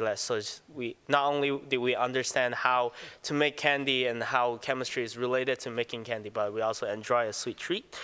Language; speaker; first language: English; non-native, local second language; Cantonese